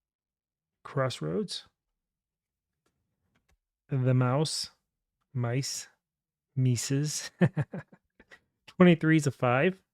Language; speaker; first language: English; native; English